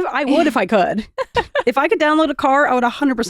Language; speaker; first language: English; native; English